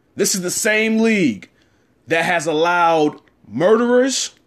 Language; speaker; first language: English; native; English